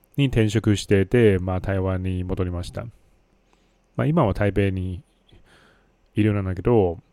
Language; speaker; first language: Japanese; non-native, fluent; Chinese